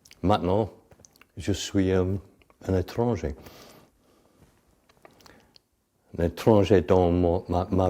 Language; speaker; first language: French; non-native, fluent; English